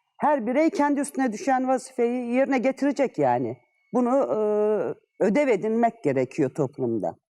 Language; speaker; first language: Turkish; native; Turkish